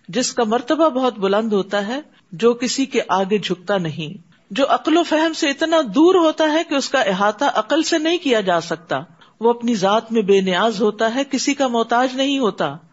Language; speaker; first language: Urdu; native; Urdu